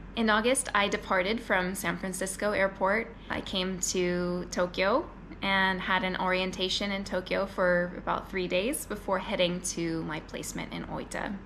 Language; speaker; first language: English; native; English